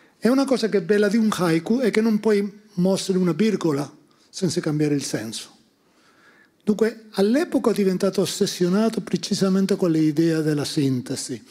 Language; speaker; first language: Italian; non-native, fluent; Spanish